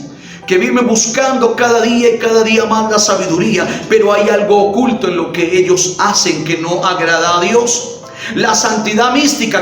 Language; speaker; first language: Spanish; native; Spanish